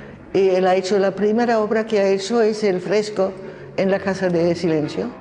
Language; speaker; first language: Spanish; non-native, fluent; German